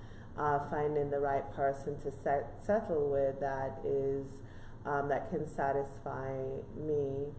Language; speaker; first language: English; native; English